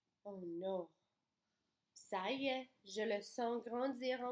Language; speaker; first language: French; non-native, fluent; English